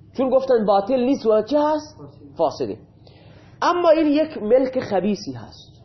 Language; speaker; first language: Persian; non-native, local second language; Baluchi